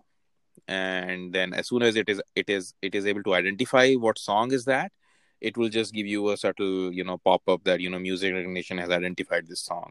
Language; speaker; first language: English; non-native, local second language; Hindi